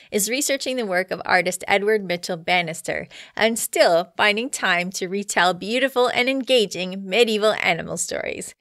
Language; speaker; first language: English; native; English